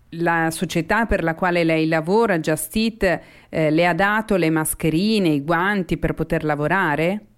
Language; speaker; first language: Italian; native; Italian